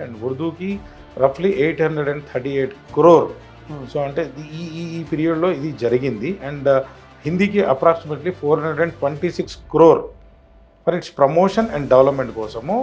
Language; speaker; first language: Telugu; native; Telugu